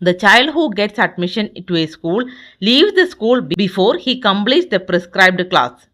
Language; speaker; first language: English; non-native, local second language; Malayalam